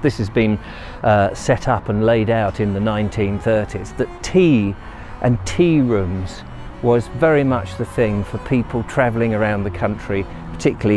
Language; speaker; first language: English; native; English